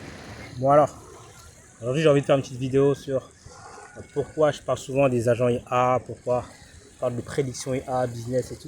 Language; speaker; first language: French; native; French